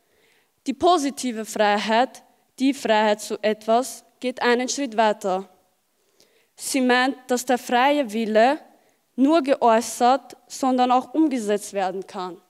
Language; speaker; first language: German; early bilingual, other home language; Albanian